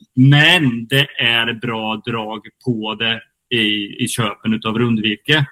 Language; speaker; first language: Swedish; native; Swedish